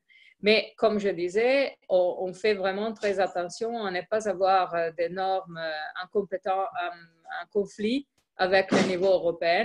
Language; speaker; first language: French; non-native, fluent; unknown